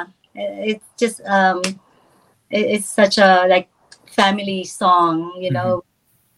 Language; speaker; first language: English; non-native, local second language; Filipino